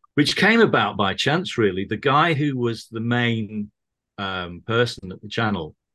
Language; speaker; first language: English; native; English